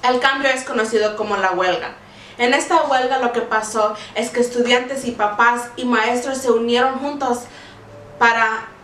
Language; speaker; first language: Spanish; early bilingual, heritage; Spanish